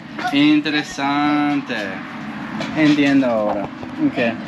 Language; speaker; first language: Spanish; non-native, learner; English